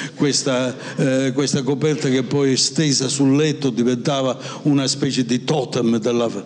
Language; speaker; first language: Italian; native; Italian